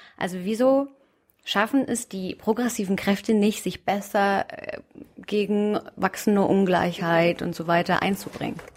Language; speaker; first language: German; native; German